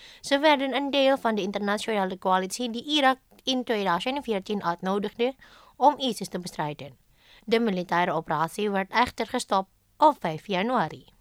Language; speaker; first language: Dutch; non-native, fluent; Indonesian